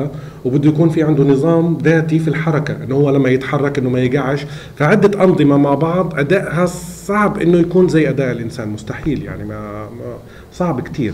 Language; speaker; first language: Arabic; native; Arabic